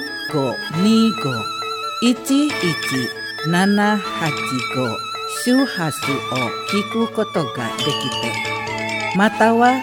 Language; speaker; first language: Japanese; non-native, fluent; Indonesian